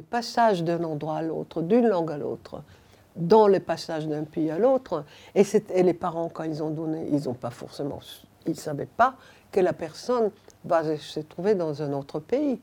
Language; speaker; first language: French; non-native, fluent; Hebrew